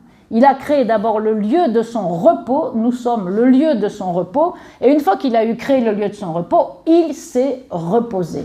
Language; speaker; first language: French; native; French